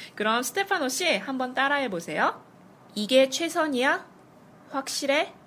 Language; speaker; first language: Korean; native; Korean